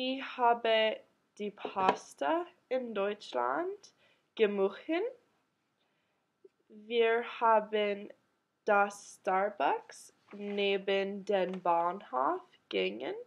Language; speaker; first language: German; non-native, learner; English